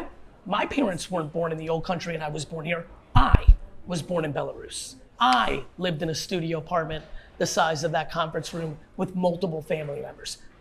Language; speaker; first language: English; early bilingual, other home language; Russian